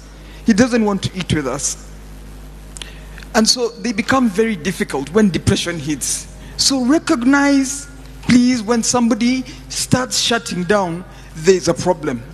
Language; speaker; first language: English; non-native, local second language; Swahili